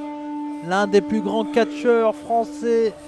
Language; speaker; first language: French; native; French